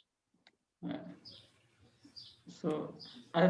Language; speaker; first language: English; non-native, learner; French